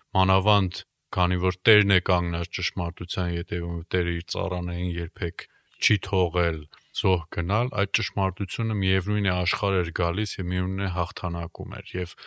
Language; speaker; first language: Armenian; native; Armenian